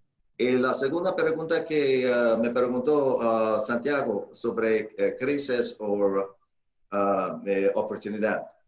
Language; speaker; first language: Spanish; non-native, fluent; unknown